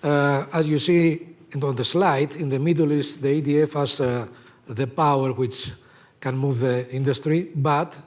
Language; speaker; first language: English; non-native, fluent; Greek